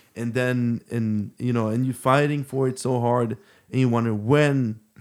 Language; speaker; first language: English; non-native, fluent; Swedish